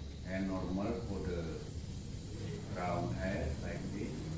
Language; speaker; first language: English; non-native, learner; Indonesian